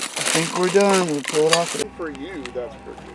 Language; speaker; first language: English; native; English